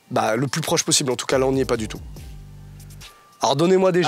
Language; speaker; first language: French; native; French